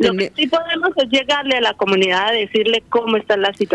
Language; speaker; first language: Spanish; native; Spanish